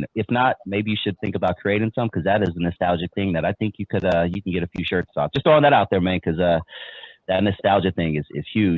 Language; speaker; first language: English; native; English